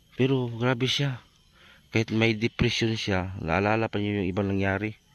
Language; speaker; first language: Filipino; non-native, local second language; Cebuano